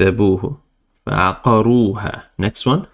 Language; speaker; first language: Arabic; non-native, fluent; English